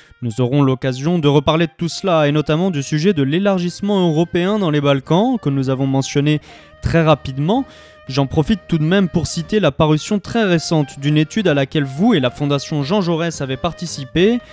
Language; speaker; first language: French; native; French